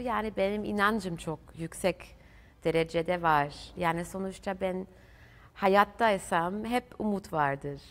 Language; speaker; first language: Turkish; early bilingual, heritage; German